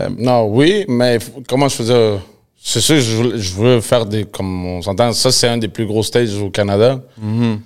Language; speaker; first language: French; early bilingual, other home language; Spanish